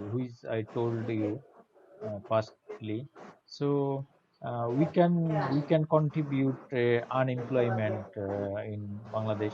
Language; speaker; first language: English; non-native, learner; Bangla